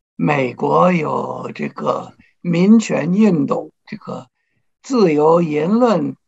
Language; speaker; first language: Chinese; non-native, fluent; English